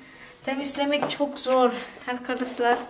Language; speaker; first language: Turkish; non-native, learner; Indonesian